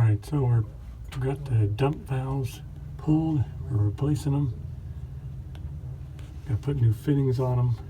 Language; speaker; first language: English; native; English